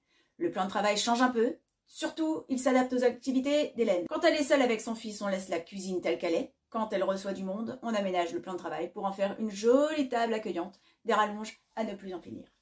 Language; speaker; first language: French; native; French